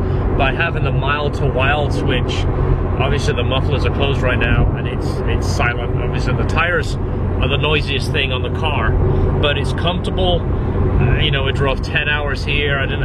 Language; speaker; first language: English; native; English